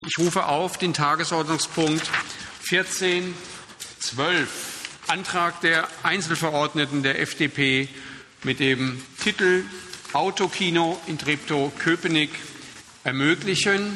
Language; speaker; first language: German; native; German